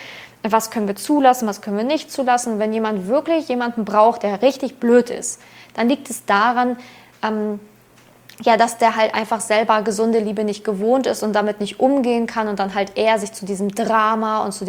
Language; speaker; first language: German; native; German